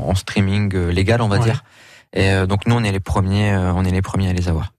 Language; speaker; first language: French; native; French